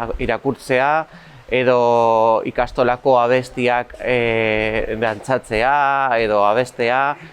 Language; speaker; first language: Basque; non-native, local second language; Spanish